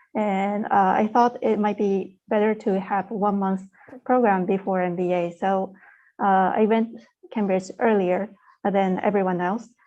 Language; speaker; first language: English; non-native, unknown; Japanese